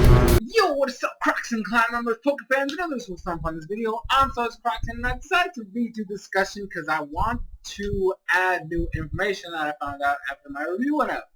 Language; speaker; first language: English; native; English